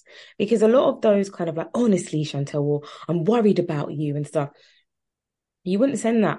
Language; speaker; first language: English; native; English